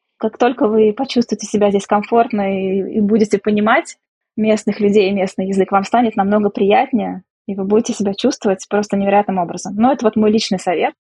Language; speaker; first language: Russian; native; Russian